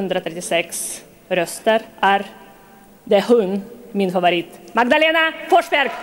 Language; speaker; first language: Swedish; non-native, fluent; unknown